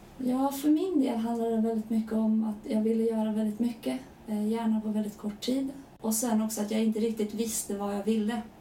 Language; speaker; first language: Swedish; early bilingual, other home language; Persian